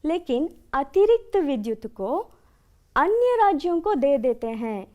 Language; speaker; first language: Hindi; non-native, local second language; Kannada